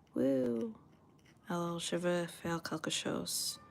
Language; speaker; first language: French; non-native, learner; English